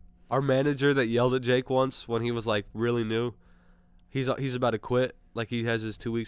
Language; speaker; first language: English; native; English